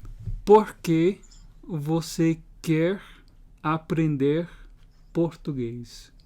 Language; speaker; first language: Portuguese; non-native, fluent; English